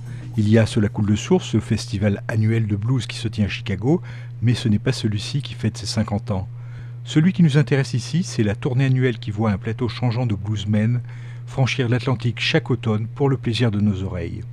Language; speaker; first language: French; native; French